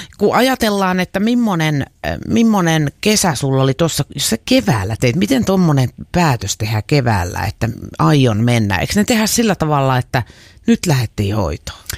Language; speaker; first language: Finnish; native; Finnish